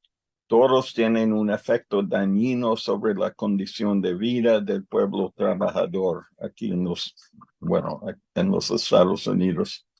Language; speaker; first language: Spanish; non-native, learner; English